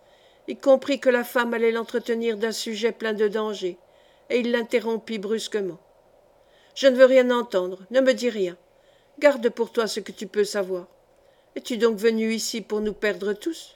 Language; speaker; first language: French; native; French